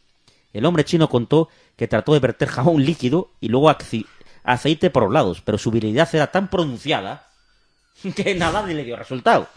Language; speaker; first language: Spanish; native; Spanish